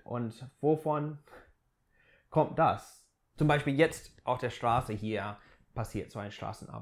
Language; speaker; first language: German; non-native, fluent; English